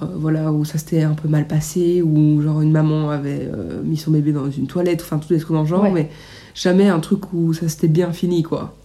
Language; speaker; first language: French; native; French